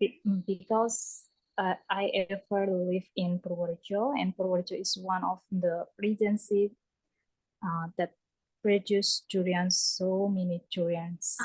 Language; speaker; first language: English; non-native, learner; Indonesian